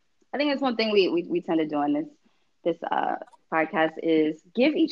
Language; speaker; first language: English; native; English